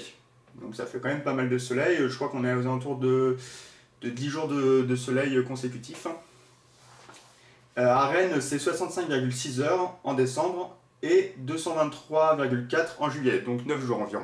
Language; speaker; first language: French; native; French